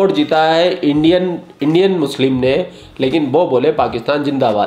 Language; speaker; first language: Hindi; native; Hindi